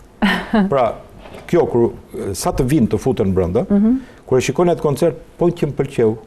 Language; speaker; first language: Albanian; native; Albanian